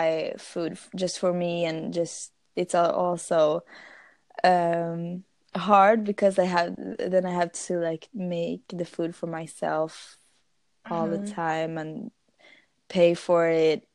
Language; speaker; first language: English; non-native, fluent; Swedish